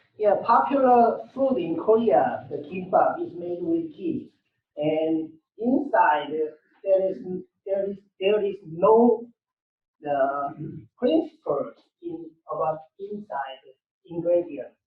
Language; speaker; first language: English; non-native, learner; Korean